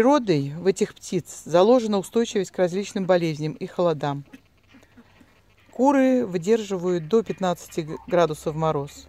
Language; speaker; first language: Russian; native; Russian